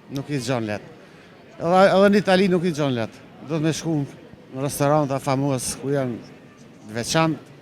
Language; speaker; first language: Albanian; native; Albanian